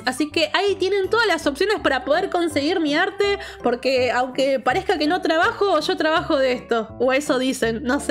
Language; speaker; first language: Spanish; native; Spanish